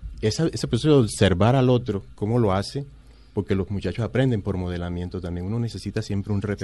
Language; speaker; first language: Spanish; native; Spanish